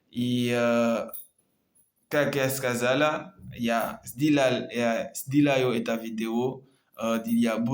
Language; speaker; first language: Russian; non-native, learner; French